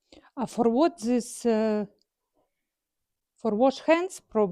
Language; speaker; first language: English; non-native, learner; Russian